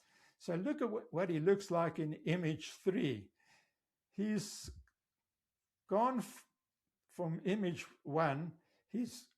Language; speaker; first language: English; native; English